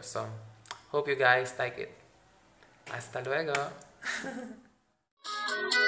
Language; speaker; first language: English; non-native, local second language; Filipino